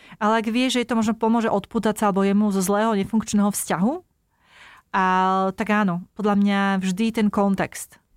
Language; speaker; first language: Slovak; native; Slovak